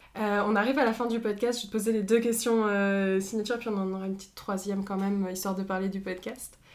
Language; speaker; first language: French; native; French